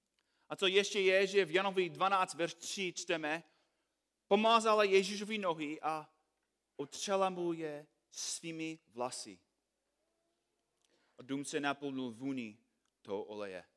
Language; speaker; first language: Czech; non-native, fluent; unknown